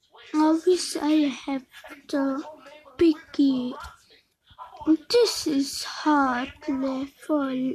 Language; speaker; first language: English; non-native, learner; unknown